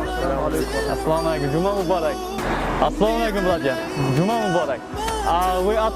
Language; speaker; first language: Russian; non-native, fluent; Uzbek